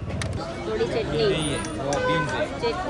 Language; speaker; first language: Hindi; non-native, local second language; Telugu